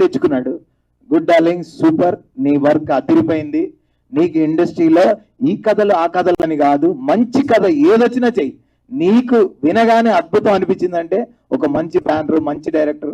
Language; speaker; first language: Telugu; native; Telugu